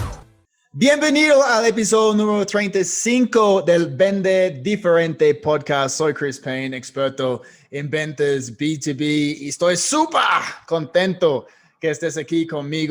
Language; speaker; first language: Spanish; non-native, fluent; English